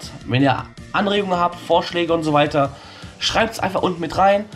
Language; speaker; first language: German; native; German